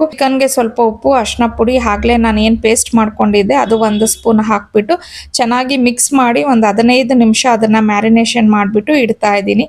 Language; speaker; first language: Kannada; native; Kannada